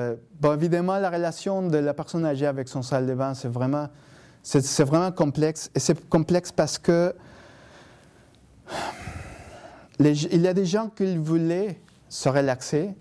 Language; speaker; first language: French; non-native, fluent; Spanish